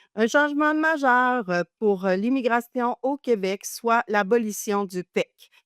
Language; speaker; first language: French; native; French